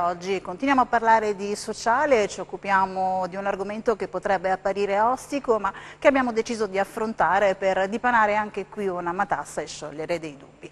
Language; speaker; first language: Italian; native; Italian